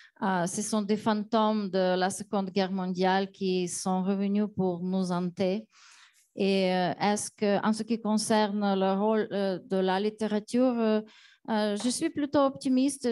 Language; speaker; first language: French; non-native, fluent; Ukrainian